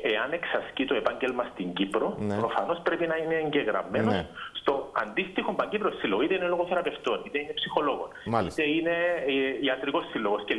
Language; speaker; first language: Greek; native; Greek